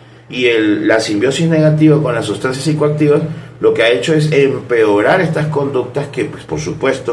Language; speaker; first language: Spanish; native; Spanish